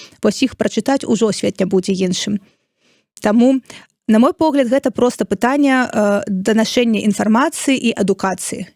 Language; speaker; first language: Belarusian; non-native, local second language; Russian